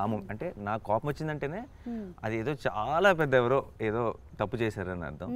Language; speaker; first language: Telugu; native; Telugu